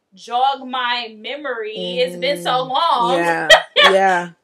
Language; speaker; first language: English; native; English